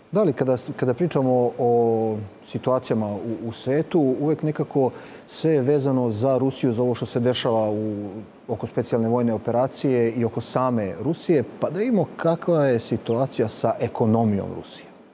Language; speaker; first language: Serbian; native; Serbian